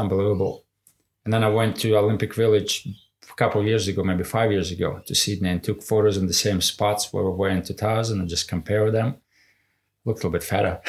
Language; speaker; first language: English; non-native, fluent; Latvian